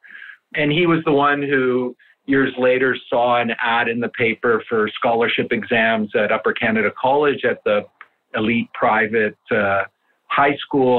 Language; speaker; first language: English; early bilingual, other home language; Italian